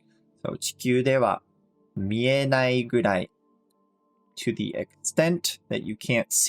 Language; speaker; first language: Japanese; non-native, fluent; English